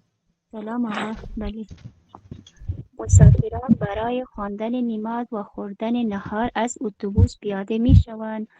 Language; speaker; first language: Persian; non-native, learner; Urdu